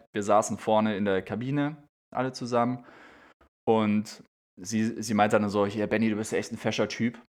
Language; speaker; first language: German; native; German